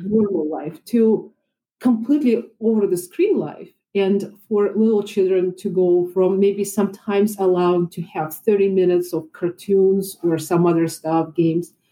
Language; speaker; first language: English; non-native, fluent; Russian